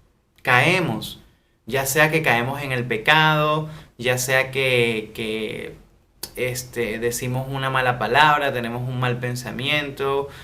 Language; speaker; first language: Spanish; native; Spanish